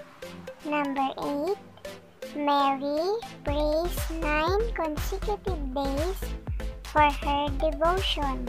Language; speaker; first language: English; non-native, local second language; Filipino